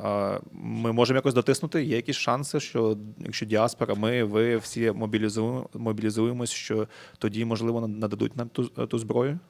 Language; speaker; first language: Ukrainian; native; Ukrainian